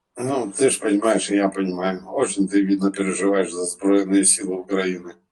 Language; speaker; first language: Russian; native; Russian